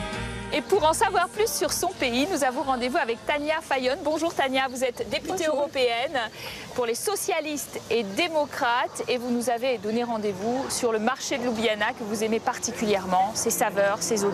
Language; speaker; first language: French; native; French